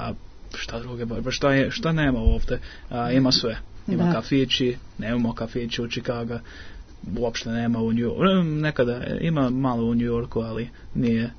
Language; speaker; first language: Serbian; early bilingual, heritage; English